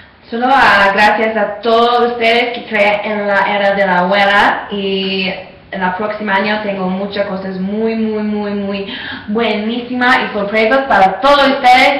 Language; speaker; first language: Spanish; non-native, learner; English